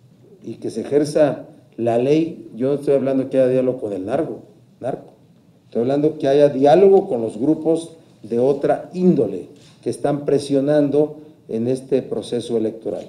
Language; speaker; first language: Spanish; native; Spanish